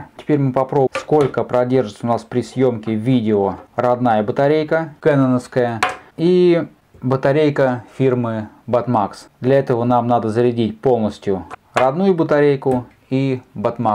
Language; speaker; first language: Russian; native; Russian